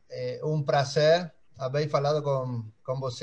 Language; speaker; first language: Portuguese; non-native, learner; Spanish